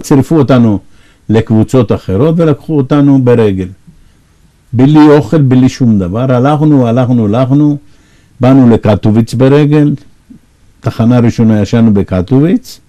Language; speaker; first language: Hebrew; non-native, fluent; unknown